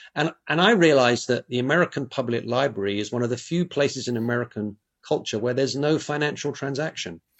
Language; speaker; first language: English; native; English